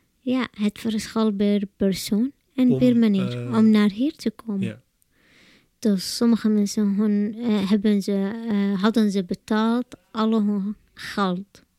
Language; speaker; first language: Dutch; non-native, learner; Arabic